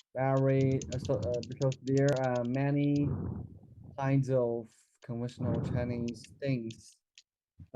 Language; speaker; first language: English; non-native, learner; Chinese